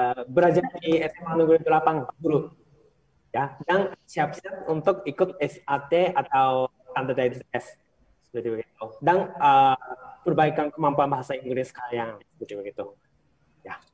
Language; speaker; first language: Indonesian; non-native, fluent; Japanese